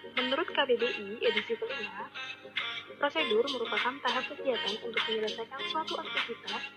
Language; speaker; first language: Indonesian; native; Indonesian